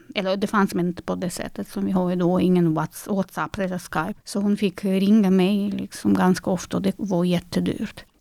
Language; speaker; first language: Swedish; non-native, fluent; Russian